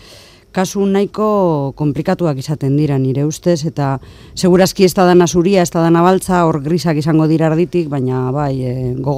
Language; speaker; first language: Basque; native; Basque